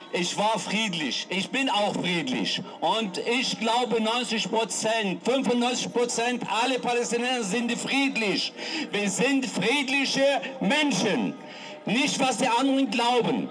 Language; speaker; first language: German; non-native, fluent; Arabic